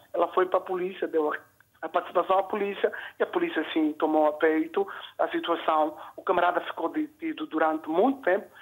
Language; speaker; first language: Portuguese; native; Portuguese